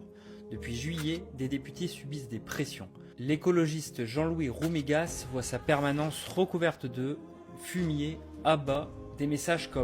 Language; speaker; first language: French; native; French